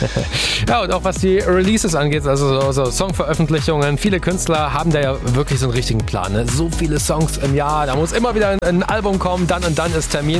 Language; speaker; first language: German; native; German